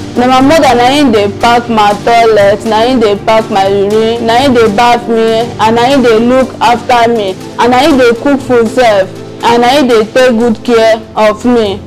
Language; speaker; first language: Nigerian Pidgin; non-native, local second language; Igbo